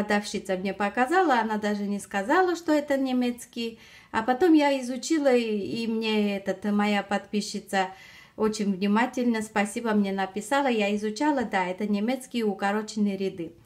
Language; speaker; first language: Russian; non-native, fluent; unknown